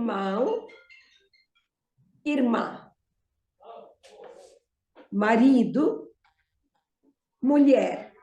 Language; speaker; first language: Portuguese; non-native, fluent; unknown